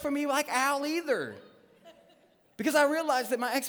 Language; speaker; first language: English; native; English